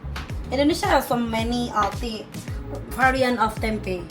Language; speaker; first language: English; non-native, learner; Indonesian